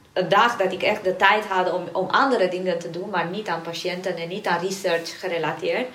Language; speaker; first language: Dutch; non-native, fluent; Romanian